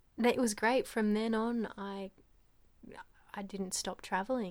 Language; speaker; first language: English; native; English